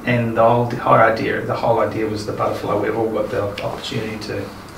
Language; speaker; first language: English; early bilingual, other home language; Spanish